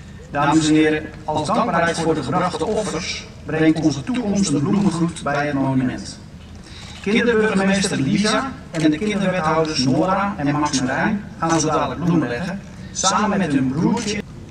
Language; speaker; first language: Dutch; native; Dutch